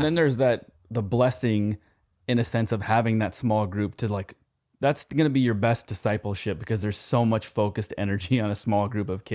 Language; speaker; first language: English; native; English